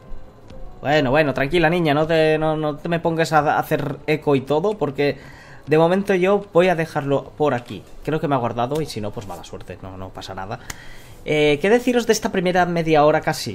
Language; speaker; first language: Spanish; native; Spanish